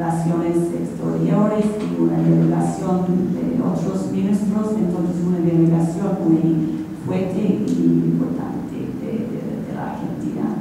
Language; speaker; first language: Spanish; non-native, fluent; English